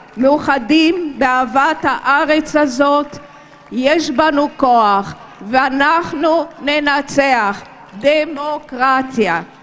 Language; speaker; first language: Hebrew; early bilingual, other home language; Romanian